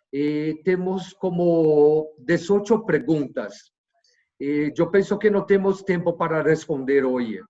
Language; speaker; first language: Spanish; non-native, fluent; Portuguese